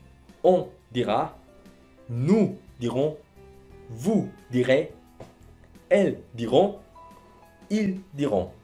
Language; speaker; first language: French; non-native, fluent; Spanish